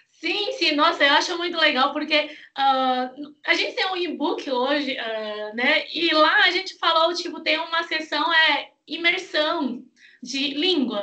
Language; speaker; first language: Portuguese; non-native, fluent; Chinese